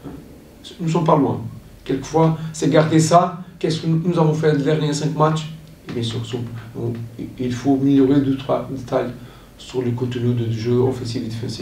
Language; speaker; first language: French; non-native, learner; Portuguese